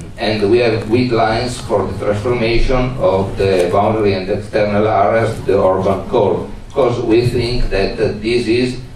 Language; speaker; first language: English; non-native, learner; Italian